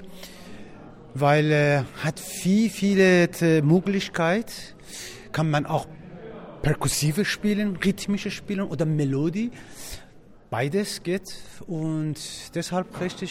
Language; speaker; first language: German; non-native, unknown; Persian